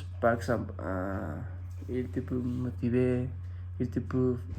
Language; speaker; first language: French; non-native, fluent; Spanish